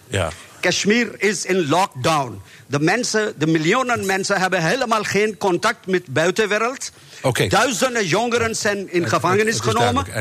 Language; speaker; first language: Dutch; non-native, fluent; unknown